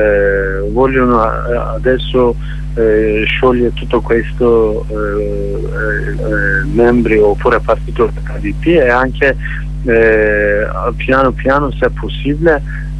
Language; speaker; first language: Italian; non-native, learner; Kurdish